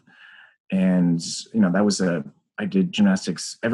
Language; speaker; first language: English; native; English